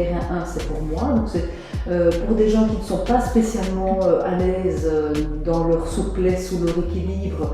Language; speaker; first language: French; native; French